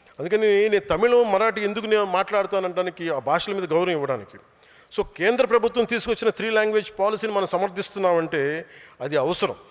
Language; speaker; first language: Telugu; native; Telugu